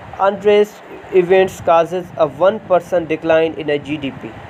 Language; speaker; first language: English; non-native, local second language; Urdu